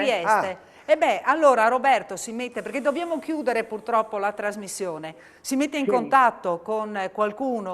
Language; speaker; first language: Italian; native; Italian